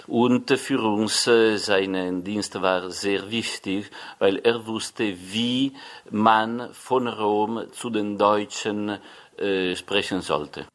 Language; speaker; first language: German; non-native, fluent; Italian